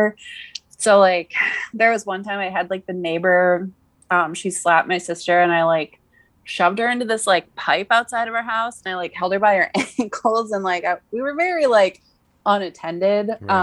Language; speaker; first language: English; native; English